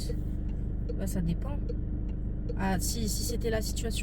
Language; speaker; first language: French; native; French